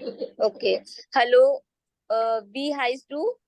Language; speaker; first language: German; non-native, learner; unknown